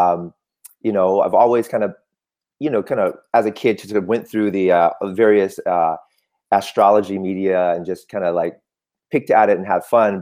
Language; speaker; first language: English; early bilingual, other home language; Cantonese